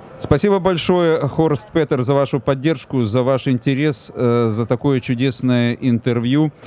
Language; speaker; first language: Russian; native; Russian